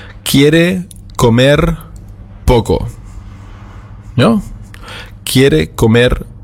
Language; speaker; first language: Spanish; non-native, fluent; German